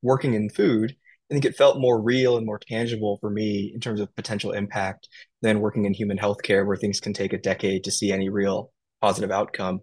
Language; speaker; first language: English; native; English